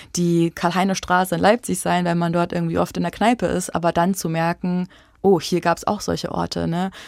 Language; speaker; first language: German; native; German